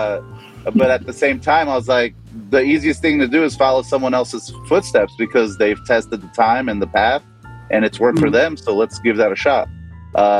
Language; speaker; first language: English; native; English